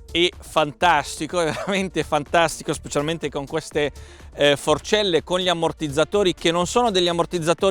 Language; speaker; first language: Italian; native; Italian